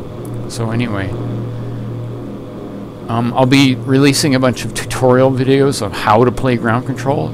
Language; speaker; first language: English; native; English